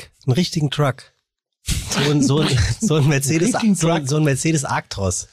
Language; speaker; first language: German; native; German